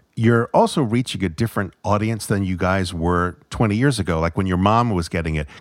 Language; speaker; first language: English; native; English